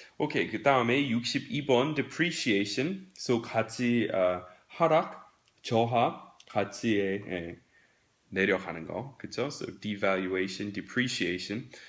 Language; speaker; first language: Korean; non-native, fluent; English